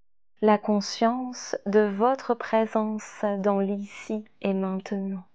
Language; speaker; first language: French; native; French